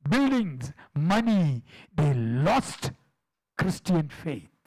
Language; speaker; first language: English; non-native, local second language; Tamil